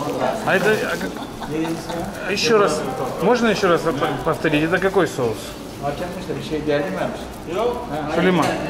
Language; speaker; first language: Russian; native; Russian